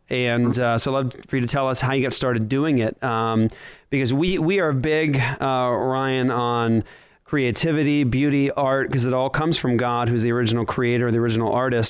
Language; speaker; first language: English; native; English